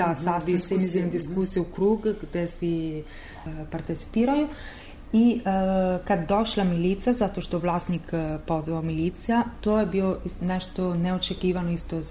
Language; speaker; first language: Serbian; non-native, learner; Italian